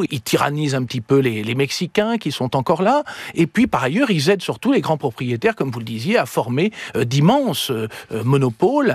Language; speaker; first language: French; native; French